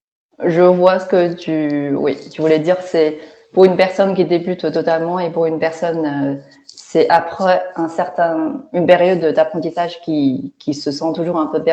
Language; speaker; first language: French; non-native, fluent; Chinese